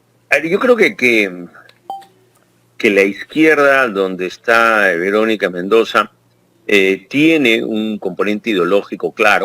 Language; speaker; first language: Spanish; native; Spanish